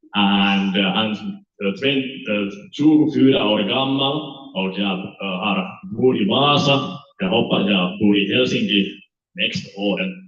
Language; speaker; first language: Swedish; non-native, learner; Finnish